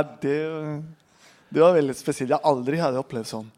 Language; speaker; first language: Norwegian; non-native, fluent; Spanish